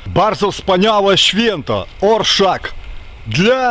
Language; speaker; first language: Polish; non-native, fluent; Ukrainian